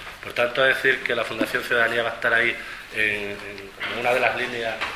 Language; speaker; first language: Spanish; native; Spanish